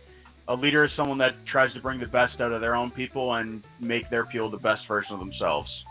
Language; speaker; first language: English; native; English